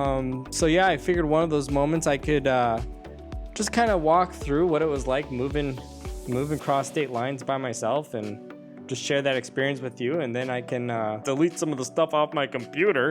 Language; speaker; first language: English; native; English